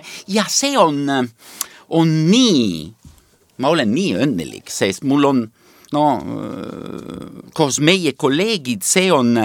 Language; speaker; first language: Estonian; non-native, learner; Italian